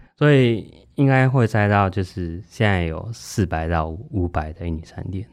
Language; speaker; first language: Chinese; non-native, fluent; Japanese